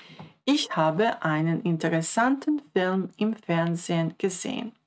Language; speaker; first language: German; non-native, fluent; Croatian